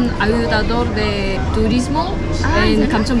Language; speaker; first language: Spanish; non-native, learner; Korean